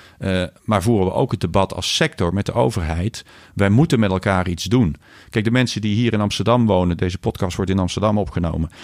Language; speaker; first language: Dutch; native; Dutch